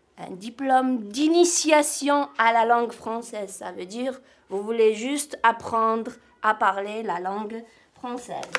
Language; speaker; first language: French; non-native, local second language; Kabyle